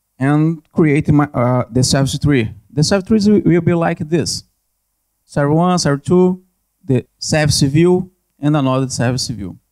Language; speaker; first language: English; non-native, learner; Portuguese